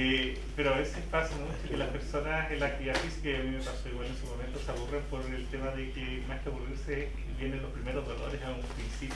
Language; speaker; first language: Spanish; native; Spanish